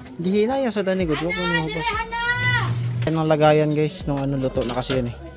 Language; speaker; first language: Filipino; non-native, local second language; Cebuano